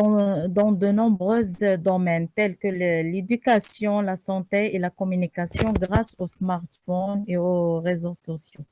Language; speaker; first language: French; non-native, learner; Arabic